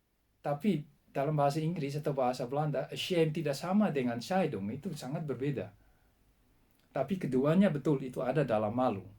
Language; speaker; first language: Indonesian; non-native, fluent; Dutch